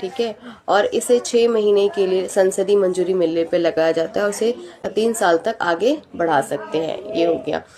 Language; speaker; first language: Hindi; native; Hindi